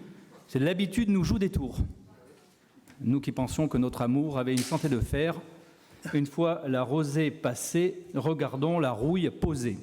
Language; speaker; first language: French; native; French